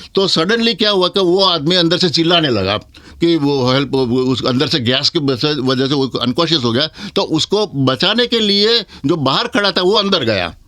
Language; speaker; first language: Hindi; non-native, local second language; Gujarati